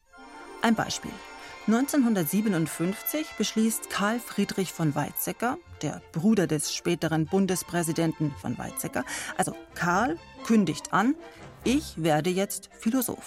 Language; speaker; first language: German; native; German